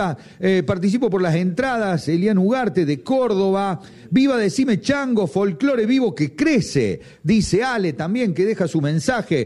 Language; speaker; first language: Spanish; native; Spanish